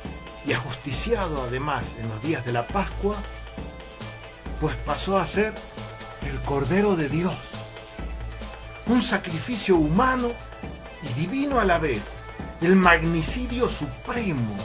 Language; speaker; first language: Spanish; native; Spanish